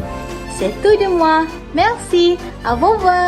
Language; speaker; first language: French; non-native, learner; Malay